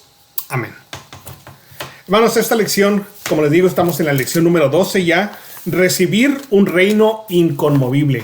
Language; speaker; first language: Spanish; native; Spanish